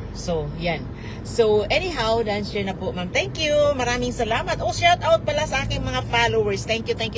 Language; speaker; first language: Filipino; non-native, local second language; Cebuano